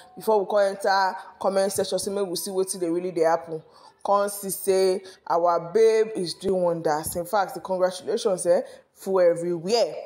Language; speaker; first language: Nigerian Pidgin; non-native, local second language; Yoruba